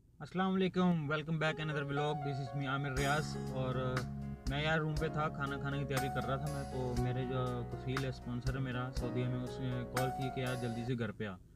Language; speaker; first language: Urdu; native; Urdu